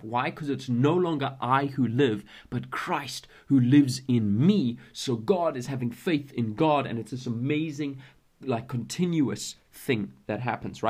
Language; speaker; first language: English; native; English